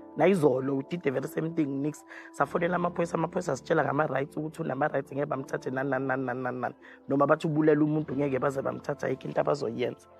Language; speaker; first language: Zulu; native; Zulu